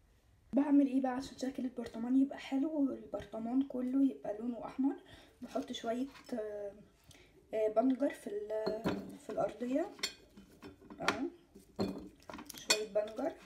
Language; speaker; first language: Arabic; native; Arabic